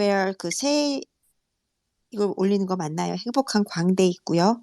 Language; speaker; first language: Korean; native; Korean